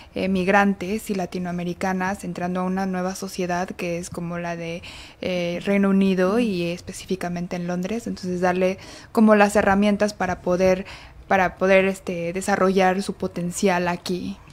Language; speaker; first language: Spanish; native; Spanish